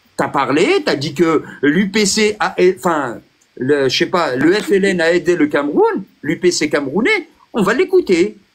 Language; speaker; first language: French; early bilingual, other home language; Arabic